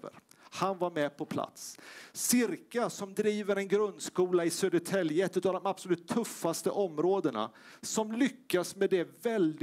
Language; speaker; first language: Swedish; native; Swedish